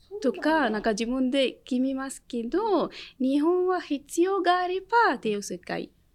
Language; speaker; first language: Japanese; non-native, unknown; Arabic